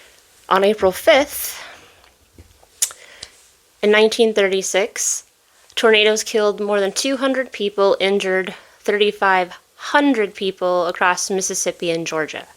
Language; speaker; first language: English; native; English